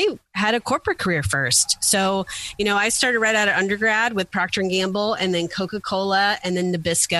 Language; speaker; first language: English; native; English